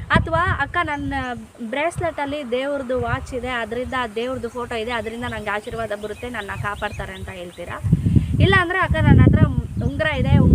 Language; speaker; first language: Kannada; non-native, local second language; Telugu